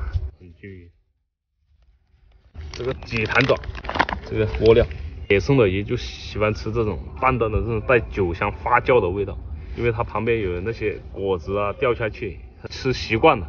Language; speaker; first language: Chinese; native; Chinese